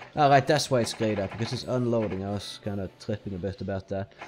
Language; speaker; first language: English; non-native, fluent; Norwegian